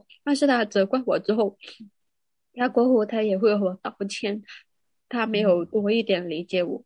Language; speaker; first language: Chinese; non-native, local second language; Cantonese